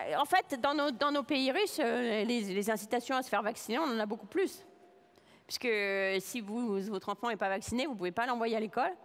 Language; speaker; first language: French; native; French